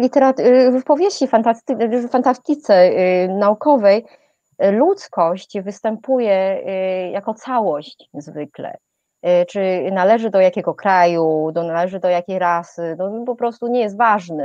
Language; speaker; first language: Polish; non-native, fluent; Chinese